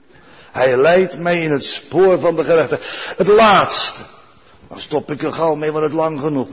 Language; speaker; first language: Dutch; native; Dutch